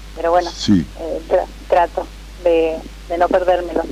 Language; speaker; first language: Spanish; native; Spanish